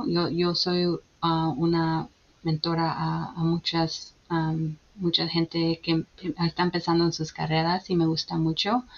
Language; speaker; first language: Spanish; early bilingual, heritage; Spanish